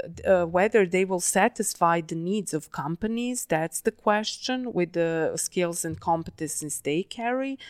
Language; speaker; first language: English; non-native, fluent; Serbian